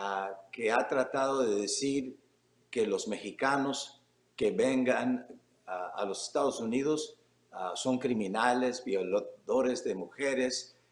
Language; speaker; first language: Spanish; early bilingual, heritage; Spanish